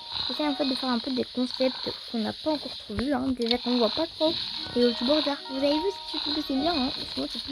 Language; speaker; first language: French; native; French